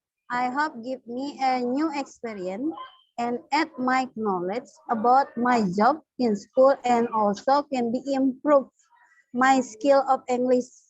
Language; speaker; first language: English; non-native, learner; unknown